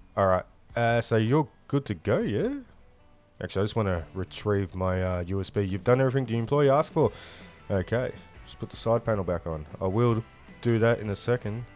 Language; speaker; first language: English; native; English